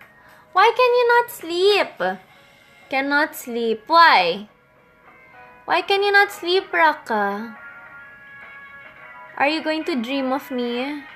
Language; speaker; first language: English; non-native, local second language; Filipino